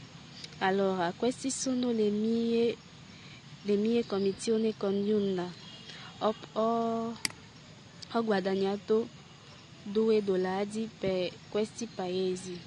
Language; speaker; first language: Italian; non-native, learner; French